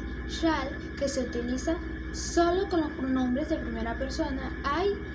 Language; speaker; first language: Spanish; native; Spanish